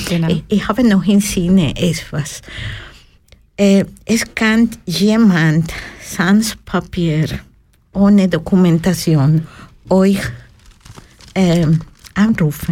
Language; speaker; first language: German; non-native, learner; Spanish